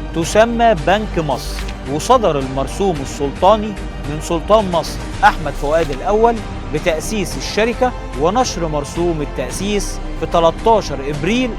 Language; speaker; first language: Arabic; native; Arabic